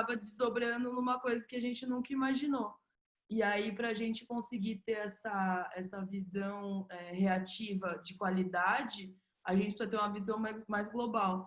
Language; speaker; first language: Portuguese; native; Portuguese